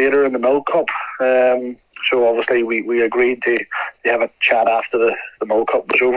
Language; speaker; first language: English; native; English